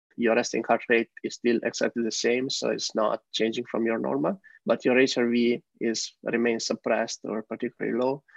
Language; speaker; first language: English; non-native, fluent; Italian